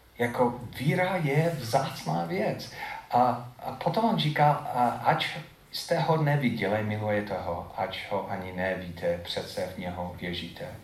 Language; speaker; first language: Czech; non-native, fluent; English